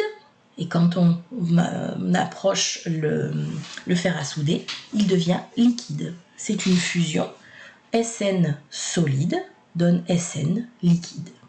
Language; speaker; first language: French; native; French